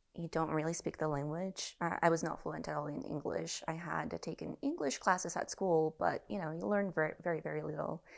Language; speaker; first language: English; early bilingual, other home language; Spanish